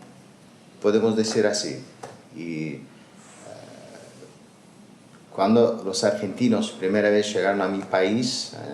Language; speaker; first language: Spanish; non-native, learner; Azerbaijani